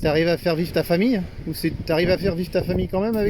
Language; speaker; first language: French; native; French